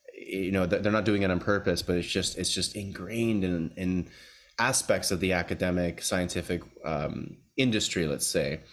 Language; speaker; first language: English; native; English